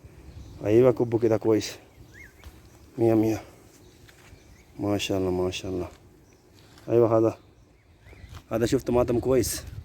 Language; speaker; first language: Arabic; non-native, learner; Punjabi